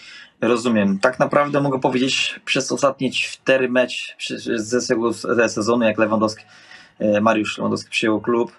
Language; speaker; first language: Polish; non-native, fluent; Portuguese